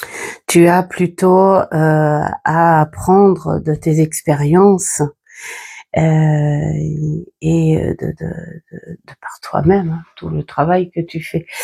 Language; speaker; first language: French; native; French